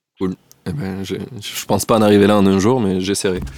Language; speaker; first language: French; native; French